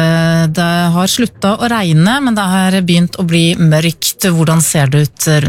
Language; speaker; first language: Norwegian; native; Norwegian